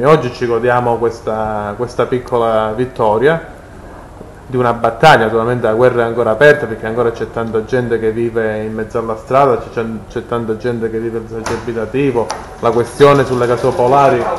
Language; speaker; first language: Italian; native; Italian